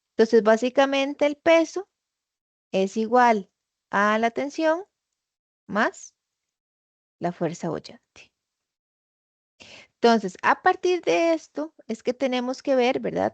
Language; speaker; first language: Spanish; native; Spanish